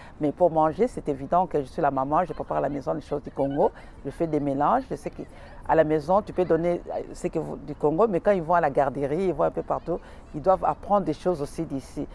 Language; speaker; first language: French; non-native, local second language; Lingala